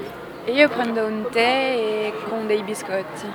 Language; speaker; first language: Italian; non-native, learner; French